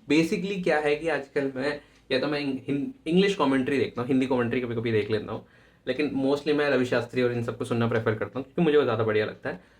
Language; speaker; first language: Hindi; native; Hindi